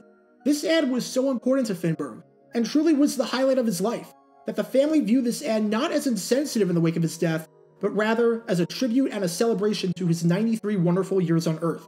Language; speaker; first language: English; native; English